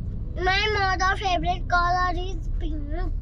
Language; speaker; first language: English; non-native, learner; Nepali